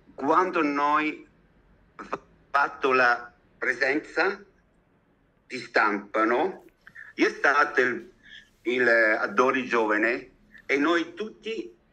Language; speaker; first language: Italian; non-native, learner; German